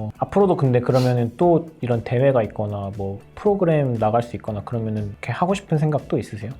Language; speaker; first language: Korean; native; Korean